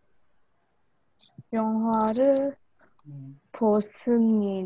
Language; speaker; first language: Korean; non-native, learner; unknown